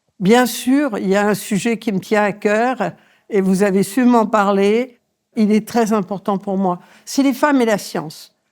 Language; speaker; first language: French; early bilingual, other home language; Spanish